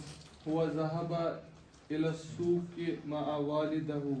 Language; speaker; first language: Arabic; non-native, learner; Urdu